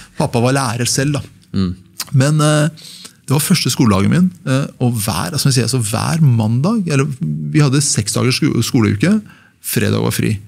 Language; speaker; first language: Norwegian; early bilingual, other home language; Persian